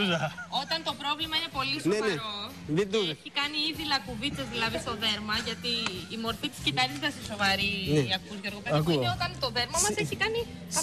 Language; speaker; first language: Greek; native; Greek